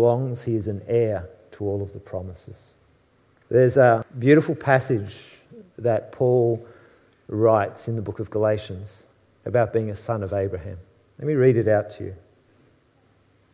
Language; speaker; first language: English; native; English